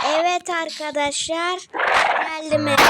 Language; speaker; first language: Turkish; native; Turkish